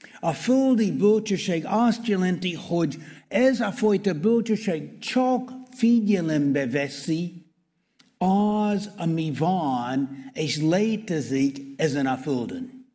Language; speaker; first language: Hungarian; non-native, learner; English